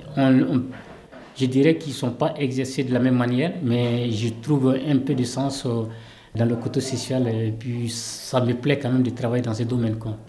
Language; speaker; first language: French; non-native, local second language; Bambara